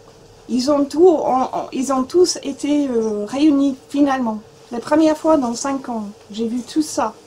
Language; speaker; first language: French; non-native, learner; English